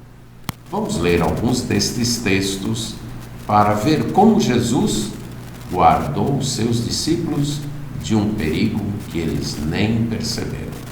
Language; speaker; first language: Portuguese; native; Portuguese